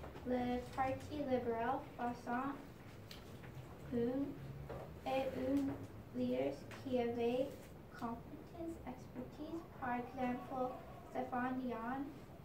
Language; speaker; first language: French; non-native, learner; English